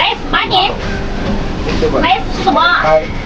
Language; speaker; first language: English; non-native, learner; Chinese